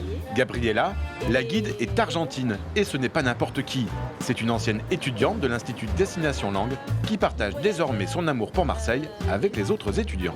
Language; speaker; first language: French; native; French